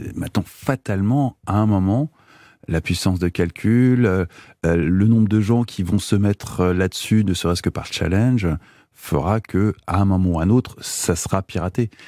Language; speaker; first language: French; native; French